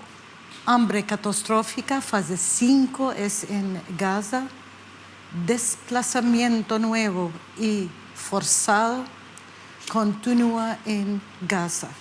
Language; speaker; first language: Spanish; non-native, learner; Arabic